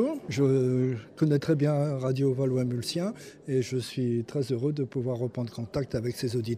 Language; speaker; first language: French; native; French